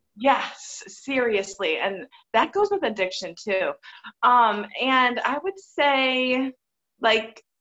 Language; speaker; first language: English; native; English